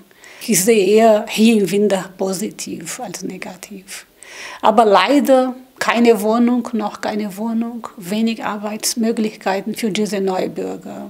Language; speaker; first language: German; non-native, learner; Portuguese